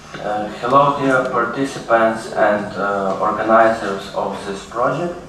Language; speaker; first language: English; non-native, learner; Ukrainian